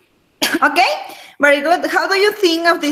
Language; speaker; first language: English; non-native, learner; Spanish